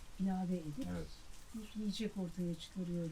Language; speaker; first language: Turkish; native; Turkish